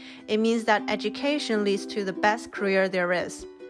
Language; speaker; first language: English; non-native, fluent; Chinese